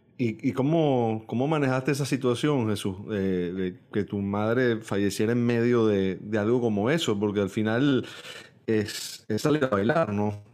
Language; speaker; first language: Spanish; native; Spanish